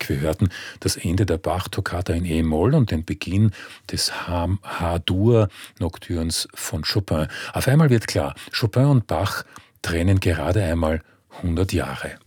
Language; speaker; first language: German; native; German